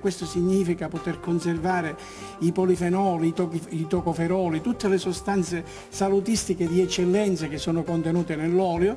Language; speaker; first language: Italian; native; Italian